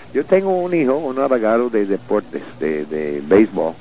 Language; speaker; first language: Spanish; non-native, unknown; English